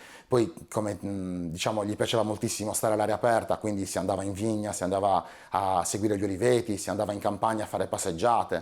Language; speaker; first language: Italian; native; Italian